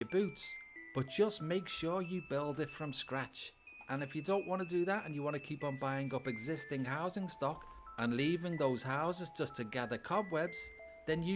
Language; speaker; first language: English; native; English